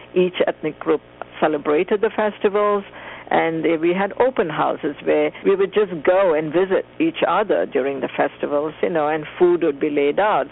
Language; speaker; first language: English; non-native, local second language; Tamil